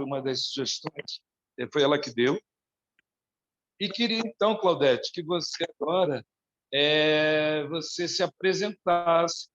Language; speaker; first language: Portuguese; native; Portuguese